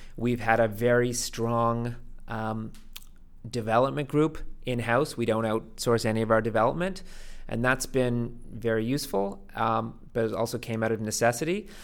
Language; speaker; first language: English; native; English